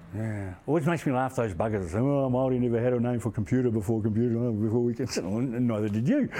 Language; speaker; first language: English; native; English